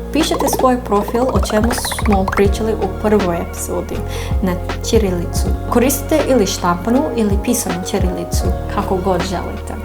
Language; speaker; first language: Serbian; non-native, learner; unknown